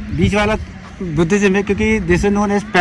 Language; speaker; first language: Hindi; native; Hindi